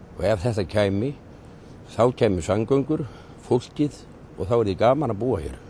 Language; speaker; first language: Icelandic; native; Icelandic